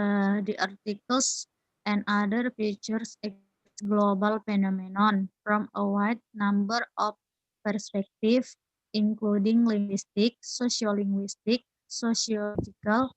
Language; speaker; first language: English; non-native, learner; Indonesian